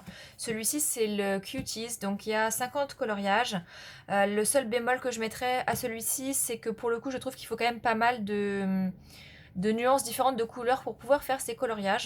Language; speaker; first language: French; native; French